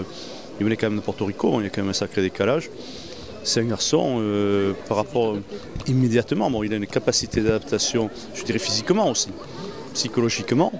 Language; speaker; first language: French; native; French